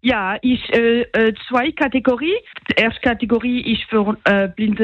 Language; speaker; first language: German; non-native, local second language; French